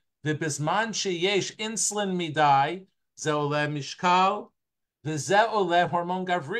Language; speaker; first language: Hebrew; non-native, fluent; English